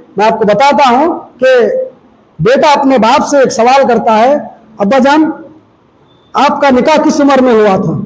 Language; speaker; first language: Urdu; native; Urdu